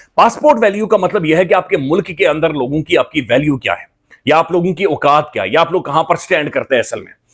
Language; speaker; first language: Urdu; non-native, local second language; Punjabi